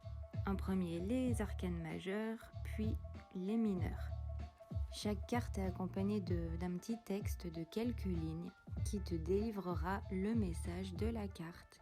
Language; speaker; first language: French; native; French